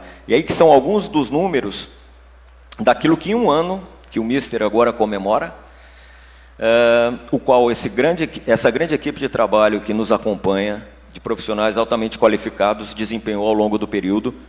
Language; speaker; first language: Portuguese; native; Portuguese